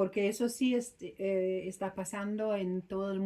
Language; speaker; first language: Spanish; non-native, fluent; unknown